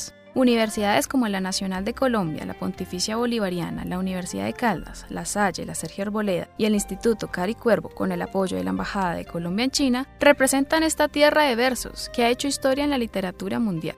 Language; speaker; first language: Spanish; native; Spanish